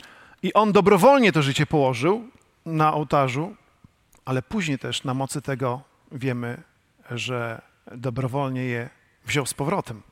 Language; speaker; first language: Polish; native; Polish